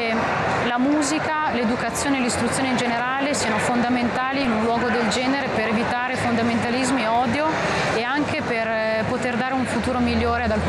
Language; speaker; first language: Italian; native; Italian